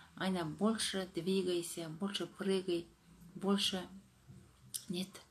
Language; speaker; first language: Russian; non-native, local second language; Kazakh